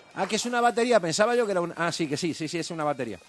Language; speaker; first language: Spanish; native; Spanish